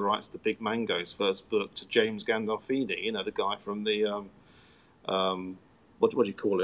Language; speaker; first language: English; native; English